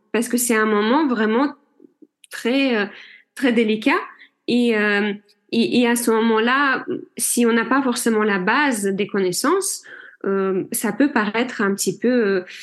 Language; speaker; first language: French; non-native, fluent; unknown